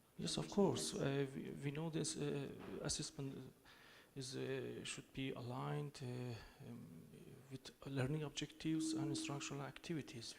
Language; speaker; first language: English; non-native, learner; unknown